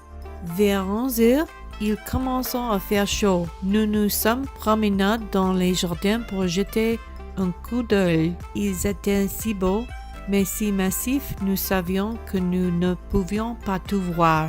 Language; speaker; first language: French; non-native, learner; English